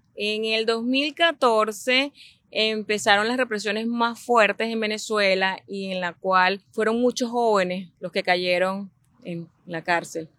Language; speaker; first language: Spanish; native; Spanish